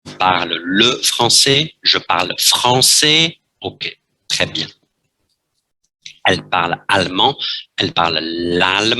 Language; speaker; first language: French; non-native, fluent; Vietnamese